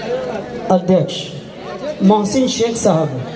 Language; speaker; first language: Hindi; native; Hindi